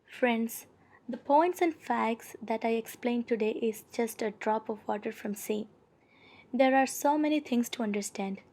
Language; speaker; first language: English; non-native, local second language; Malayalam